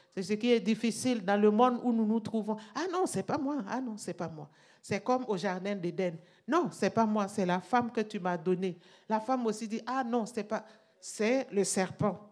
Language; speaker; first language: French; non-native, local second language; Mossi